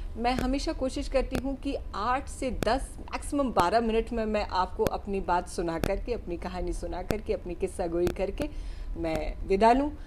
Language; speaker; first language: Hindi; native; Hindi